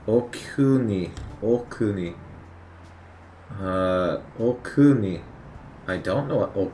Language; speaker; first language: Japanese; non-native, learner; English